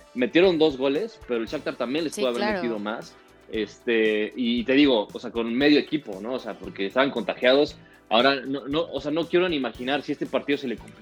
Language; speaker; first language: Spanish; native; Spanish